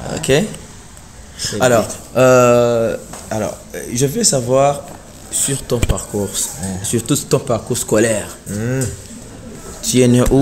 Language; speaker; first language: French; non-native, local second language; Rundi